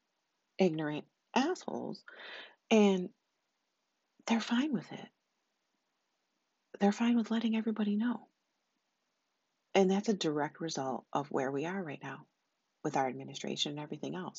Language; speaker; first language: English; native; English